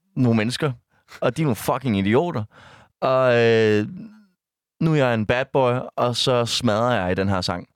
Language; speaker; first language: Danish; native; Danish